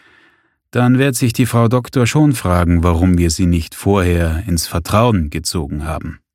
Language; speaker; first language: German; native; German